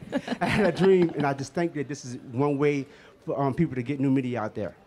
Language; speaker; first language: English; non-native, fluent; French